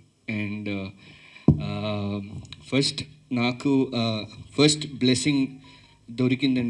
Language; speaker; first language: Telugu; early bilingual, heritage; Telugu